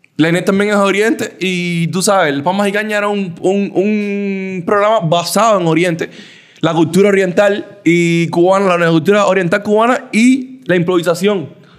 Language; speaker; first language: Spanish; early bilingual, heritage; Spanish